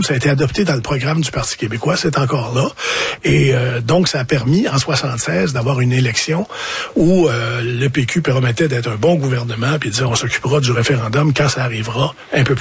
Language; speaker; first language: French; native; French